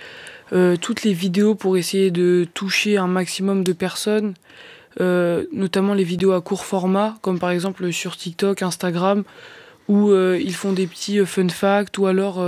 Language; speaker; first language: French; native; French